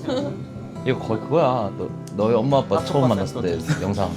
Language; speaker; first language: Korean; native; Korean